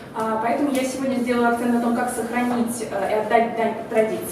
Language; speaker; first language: Russian; native; Russian